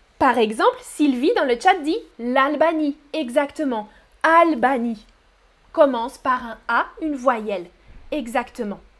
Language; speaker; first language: French; native; French